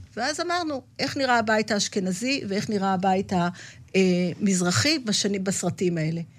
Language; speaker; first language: Hebrew; native; Hebrew